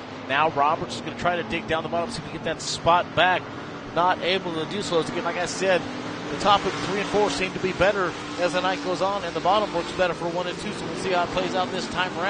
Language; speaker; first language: English; native; English